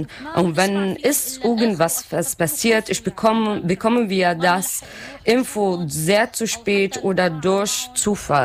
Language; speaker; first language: German; non-native, learner; Arabic